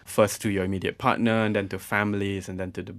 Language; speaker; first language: English; non-native, local second language; Malay